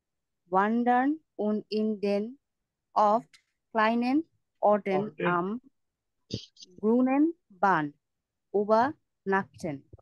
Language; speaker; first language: German; non-native, learner; Bangla